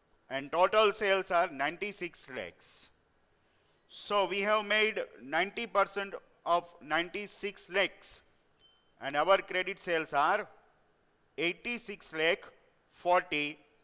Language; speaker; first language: English; non-native, local second language; Gujarati